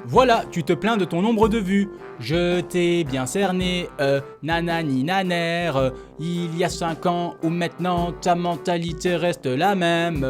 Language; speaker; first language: French; native; French